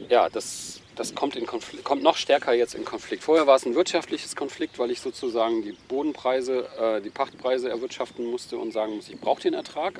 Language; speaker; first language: German; native; German